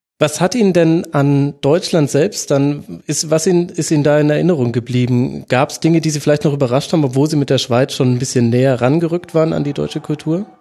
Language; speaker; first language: German; native; German